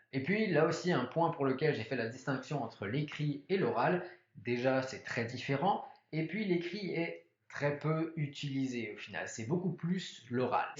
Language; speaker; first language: French; native; French